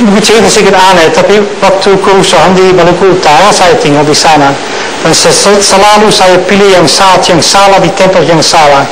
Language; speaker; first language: Indonesian; non-native, fluent; Dutch